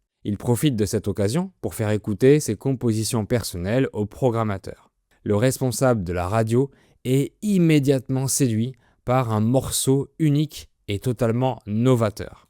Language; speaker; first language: French; native; French